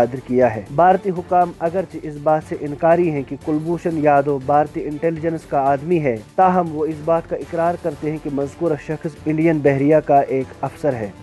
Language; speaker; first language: Urdu; non-native, local second language; Kashmiri